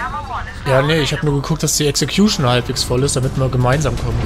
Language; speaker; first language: German; native; German